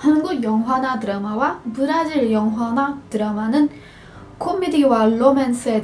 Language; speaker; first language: Korean; non-native, fluent; Portuguese